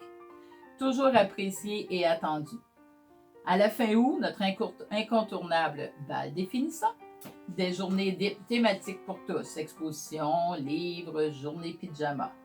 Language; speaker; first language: French; native; French